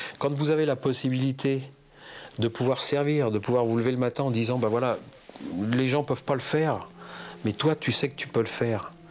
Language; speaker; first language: French; native; French